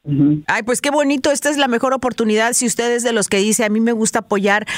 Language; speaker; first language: Spanish; native; Spanish